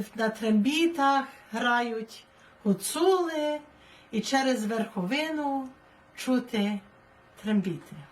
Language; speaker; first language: Ukrainian; early bilingual, heritage; Ukrainian